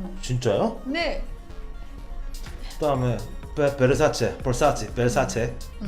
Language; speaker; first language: Korean; native; Korean